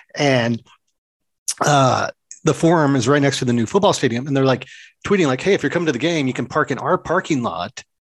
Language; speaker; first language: English; native; English